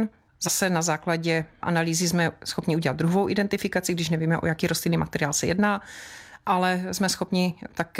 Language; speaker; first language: Czech; native; Czech